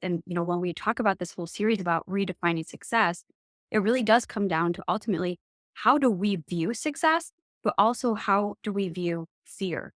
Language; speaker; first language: English; native; English